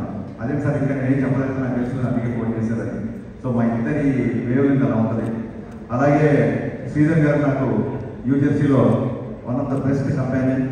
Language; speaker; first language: Telugu; native; Telugu